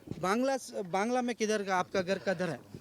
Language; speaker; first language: Hindi; non-native, local second language; Kannada